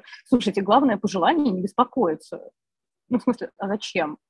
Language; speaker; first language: Russian; native; Russian